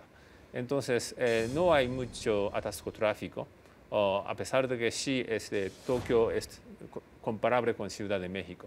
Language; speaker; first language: Spanish; non-native, fluent; Japanese